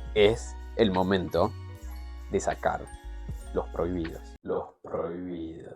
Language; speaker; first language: Spanish; native; Spanish